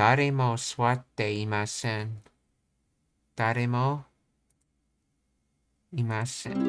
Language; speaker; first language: Japanese; non-native, learner; English